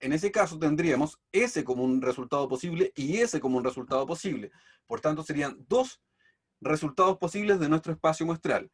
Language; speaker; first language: Spanish; native; Spanish